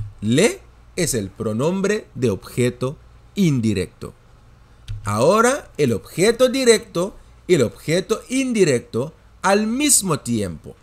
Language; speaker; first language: Spanish; non-native, fluent; Dutch